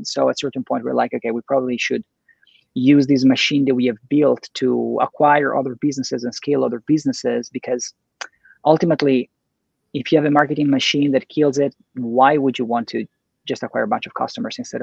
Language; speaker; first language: English; non-native, fluent; Italian